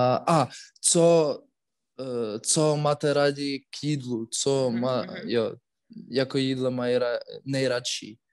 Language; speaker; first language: Czech; non-native, learner; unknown